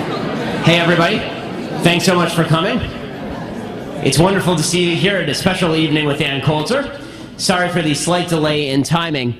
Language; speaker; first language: English; native; English